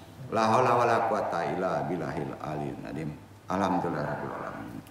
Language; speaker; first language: Indonesian; native; Indonesian